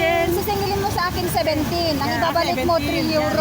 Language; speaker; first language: Filipino; non-native, local second language; Cebuano